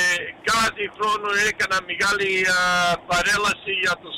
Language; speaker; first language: Greek; early bilingual, heritage; Greek